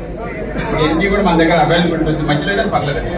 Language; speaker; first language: Telugu; native; Telugu